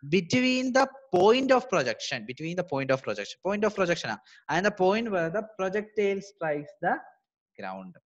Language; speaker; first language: English; non-native, local second language; Malayalam